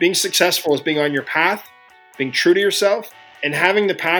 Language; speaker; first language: English; native; English